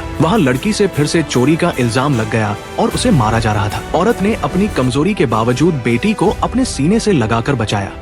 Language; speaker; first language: Hindi; native; Hindi